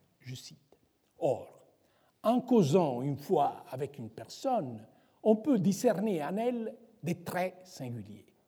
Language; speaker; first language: French; non-native, fluent; Italian